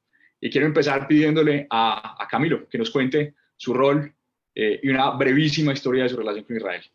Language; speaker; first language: Spanish; native; Spanish